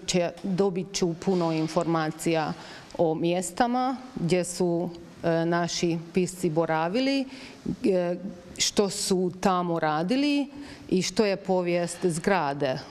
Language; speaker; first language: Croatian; non-native, fluent; Hungarian